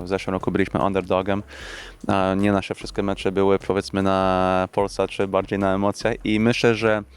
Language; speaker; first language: Polish; early bilingual, heritage; English